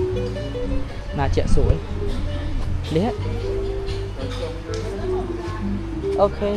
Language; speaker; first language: Thai; non-native, fluent; Khmer